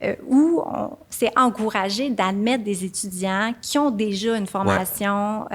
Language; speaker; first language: French; native; French